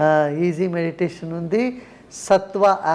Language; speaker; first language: Telugu; non-native, local second language; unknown